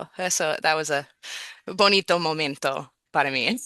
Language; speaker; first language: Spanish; non-native, fluent; English